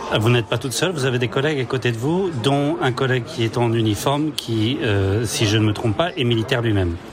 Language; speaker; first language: French; native; French